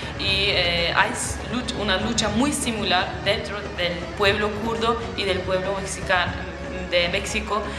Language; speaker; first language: Spanish; non-native, fluent; Kurdish